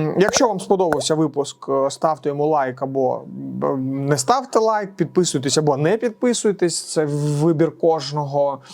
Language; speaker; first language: Ukrainian; non-native, local second language; Russian